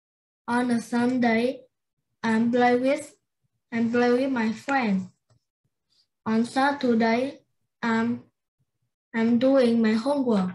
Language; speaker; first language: English; non-native, learner; Vietnamese